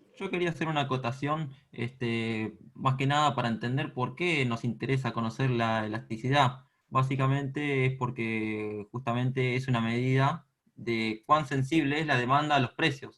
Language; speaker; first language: Spanish; native; Spanish